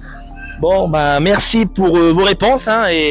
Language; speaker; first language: French; native; French